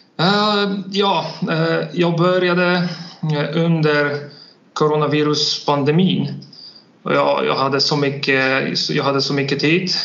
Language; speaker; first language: Swedish; non-native, learner; Polish